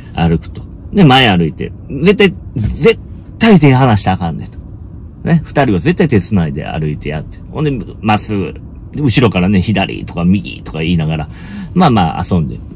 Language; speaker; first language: Japanese; native; Japanese